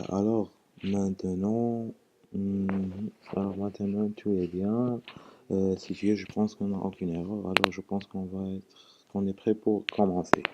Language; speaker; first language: French; non-native, local second language; Arabic